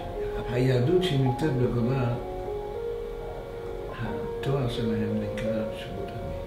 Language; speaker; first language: Hebrew; non-native, fluent; Russian